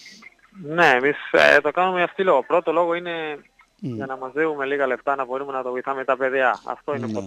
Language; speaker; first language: Greek; non-native, learner; Spanish